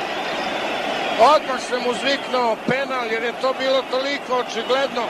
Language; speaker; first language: Serbian; native; Serbian